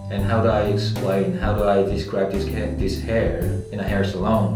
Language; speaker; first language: English; non-native, fluent; Korean